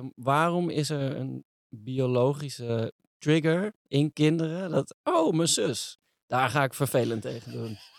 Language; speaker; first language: Dutch; native; Dutch